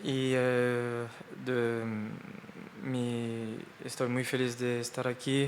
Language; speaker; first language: Spanish; non-native, fluent; French